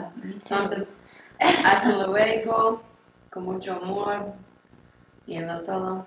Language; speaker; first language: Spanish; non-native, learner; English